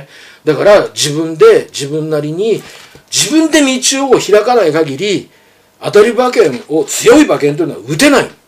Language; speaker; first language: Japanese; native; Japanese